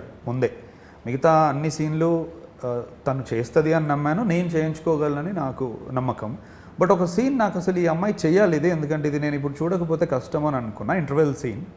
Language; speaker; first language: Telugu; native; Telugu